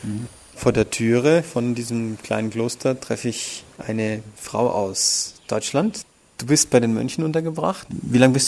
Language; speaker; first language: German; native; German